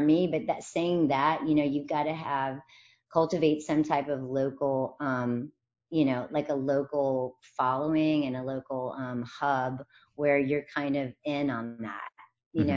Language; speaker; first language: English; native; English